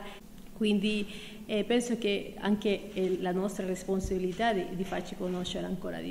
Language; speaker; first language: Italian; non-native, fluent; Spanish